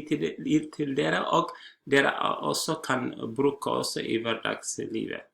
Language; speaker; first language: Norwegian; non-native, learner; Tigrinya